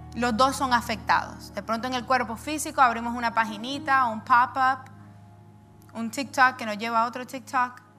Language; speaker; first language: Spanish; early bilingual, heritage; Spanish